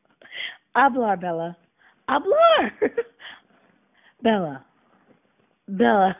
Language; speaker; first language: Spanish; non-native, learner; English